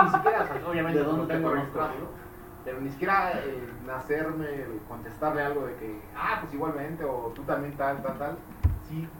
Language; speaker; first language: Spanish; native; Spanish